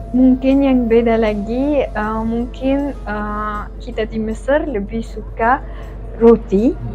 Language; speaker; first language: Indonesian; non-native, fluent; Arabic